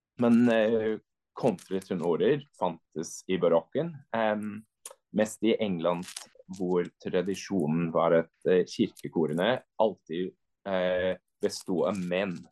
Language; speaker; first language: Norwegian; non-native, fluent; English